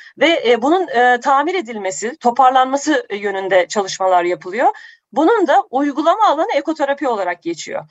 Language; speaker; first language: Turkish; native; Turkish